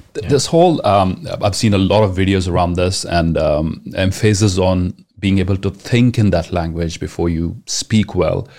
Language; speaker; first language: English; non-native, local second language; Punjabi